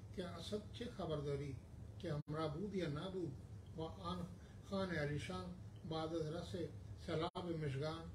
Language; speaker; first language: Persian; non-native, fluent; Hindi